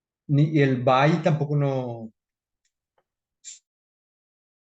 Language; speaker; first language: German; non-native, fluent; Spanish